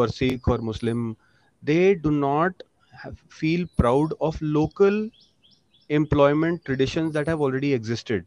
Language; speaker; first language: English; non-native, local second language; Punjabi